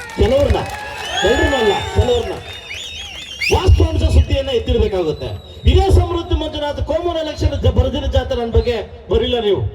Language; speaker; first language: Kannada; native; Kannada